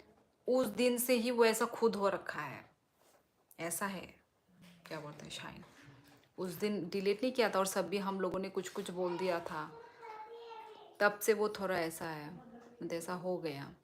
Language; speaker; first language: Hindi; non-native, local second language; Kok Borok